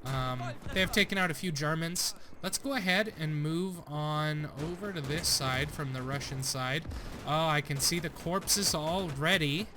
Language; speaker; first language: English; native; English